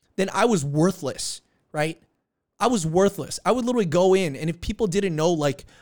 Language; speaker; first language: English; early bilingual, other home language; Filipino